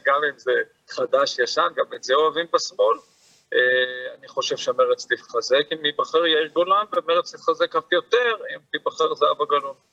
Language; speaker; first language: Hebrew; native; Hebrew